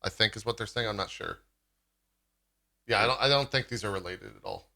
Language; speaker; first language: English; native; English